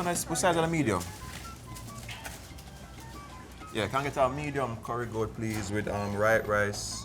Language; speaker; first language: English; native; English